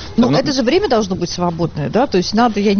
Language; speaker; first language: Russian; native; Russian